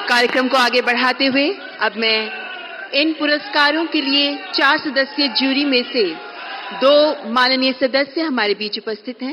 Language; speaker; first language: Hindi; native; Hindi